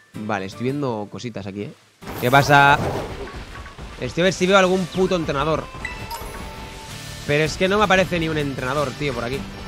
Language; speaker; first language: Spanish; native; Spanish